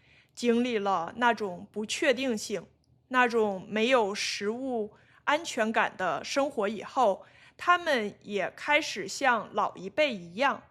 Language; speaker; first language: Chinese; native; Chinese